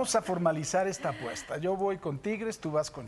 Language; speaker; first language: Spanish; native; Spanish